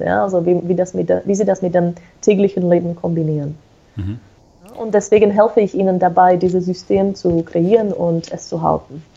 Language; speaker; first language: German; non-native, fluent; Slovak